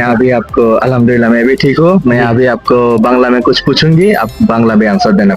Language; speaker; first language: Hindi; non-native, learner; Bangla